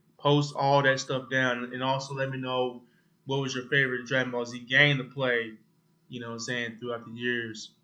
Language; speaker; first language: English; native; English